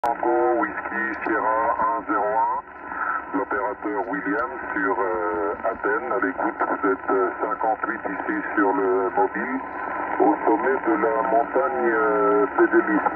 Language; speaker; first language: French; non-native, fluent; Greek